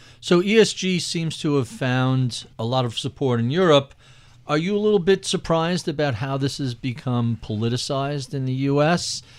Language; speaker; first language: English; native; English